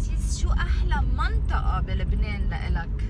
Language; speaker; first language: Arabic; native; Arabic